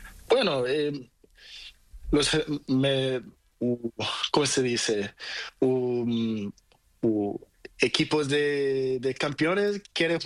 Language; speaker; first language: Spanish; non-native, learner; Portuguese